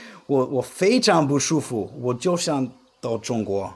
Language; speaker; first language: Chinese; non-native, fluent; English